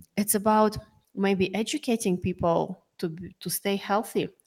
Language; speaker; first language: English; non-native, fluent; Russian